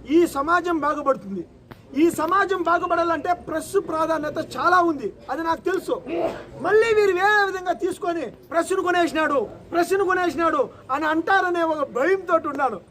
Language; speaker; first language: Telugu; native; Telugu